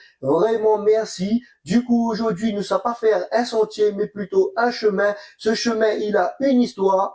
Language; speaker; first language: French; non-native, local second language; Réunion Creole French